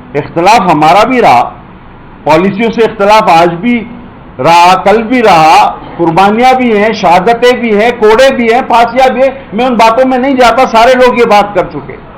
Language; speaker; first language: Urdu; non-native, local second language; Sindhi